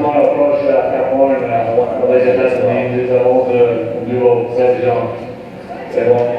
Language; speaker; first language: French; non-native, learner; English